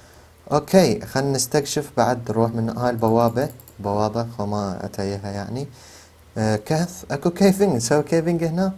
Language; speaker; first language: Arabic; native; Arabic